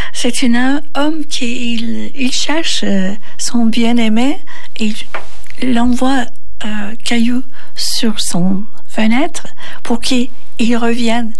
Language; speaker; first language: French; non-native, learner; Turkish